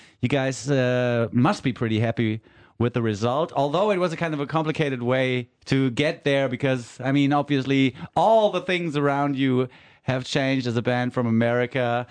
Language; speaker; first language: English; non-native, fluent; German